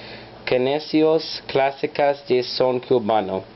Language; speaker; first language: Spanish; non-native, learner; English